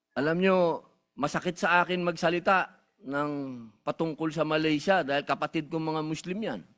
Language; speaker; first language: Filipino; native; Filipino